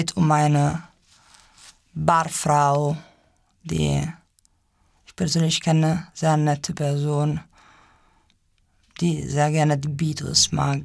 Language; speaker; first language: German; non-native, fluent; Italian